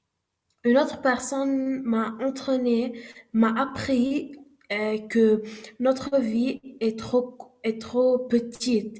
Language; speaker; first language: French; non-native, learner; Arabic